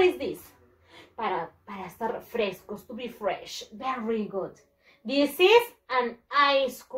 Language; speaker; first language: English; non-native, fluent; Spanish